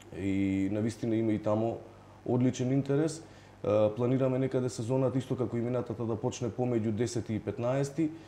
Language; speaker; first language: Macedonian; native; Macedonian